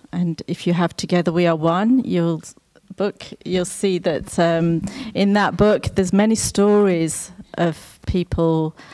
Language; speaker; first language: English; native; English